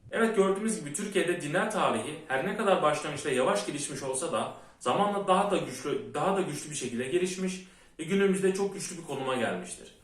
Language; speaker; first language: Turkish; early bilingual, heritage; Turkish